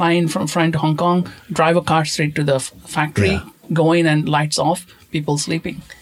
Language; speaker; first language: English; non-native, local second language; Konkani